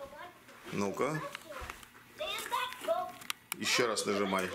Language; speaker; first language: Russian; native; Russian